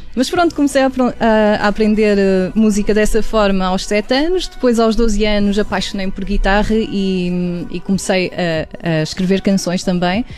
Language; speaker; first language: Portuguese; native; Portuguese